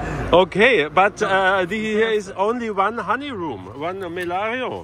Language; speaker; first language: English; non-native, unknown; German